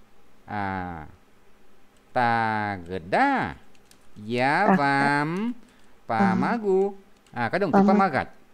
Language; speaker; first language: Russian; non-native, fluent; Vietnamese